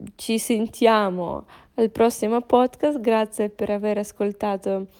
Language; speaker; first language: Italian; non-native, fluent; Russian